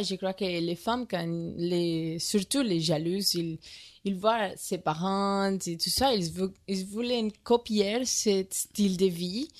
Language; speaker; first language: French; non-native, learner; Spanish